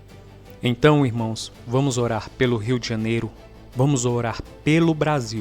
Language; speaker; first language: Portuguese; native; Portuguese